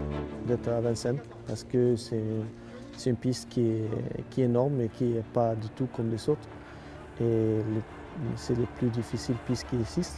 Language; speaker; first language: French; non-native, learner; Swedish